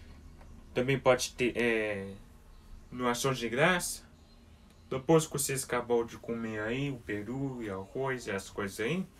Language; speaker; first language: Portuguese; early bilingual, heritage; Portuguese